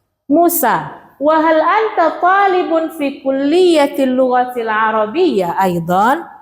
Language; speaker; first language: Arabic; non-native, fluent; Indonesian